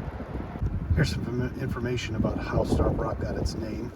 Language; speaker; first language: English; native; English